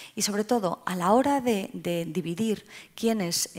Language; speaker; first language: Spanish; native; Spanish